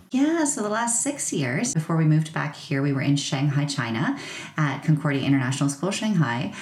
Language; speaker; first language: English; native; English